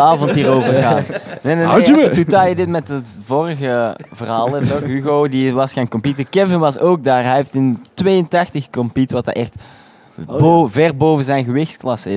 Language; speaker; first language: Dutch; native; Dutch